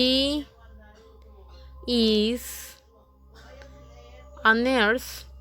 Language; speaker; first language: English; non-native, fluent; Spanish